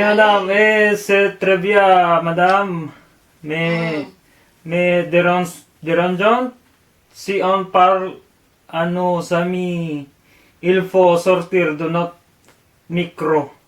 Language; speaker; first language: French; non-native, learner; Filipino